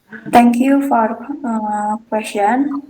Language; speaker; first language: English; non-native, learner; Indonesian